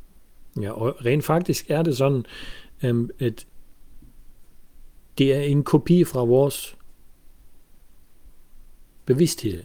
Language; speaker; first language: Danish; non-native, fluent; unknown